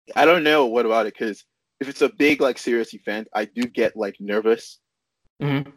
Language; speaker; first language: English; non-native, local second language; Yoruba